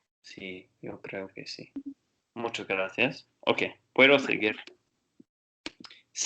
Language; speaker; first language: Spanish; non-native, learner; Portuguese